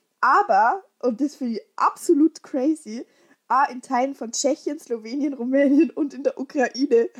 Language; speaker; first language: German; native; German